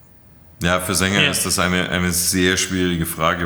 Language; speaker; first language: German; native; German